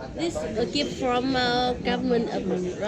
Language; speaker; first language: English; non-native, learner; Vietnamese